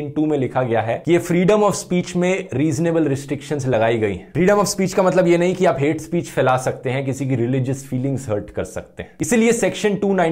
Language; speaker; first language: Hindi; native; Hindi